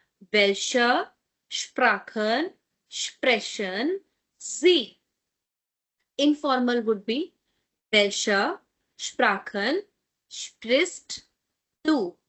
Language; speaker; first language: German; non-native, fluent; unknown